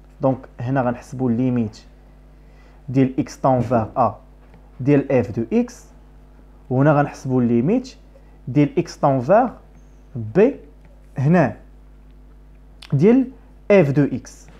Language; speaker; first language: Arabic; native; Arabic